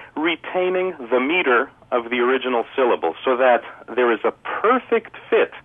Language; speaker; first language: English; early bilingual, other home language; Greek